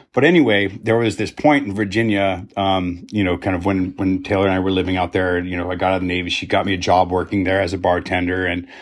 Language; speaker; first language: English; native; English